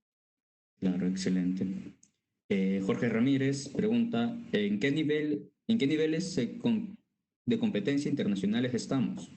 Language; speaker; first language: Spanish; native; Spanish